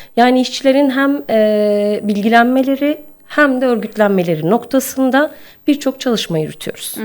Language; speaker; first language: Turkish; native; Turkish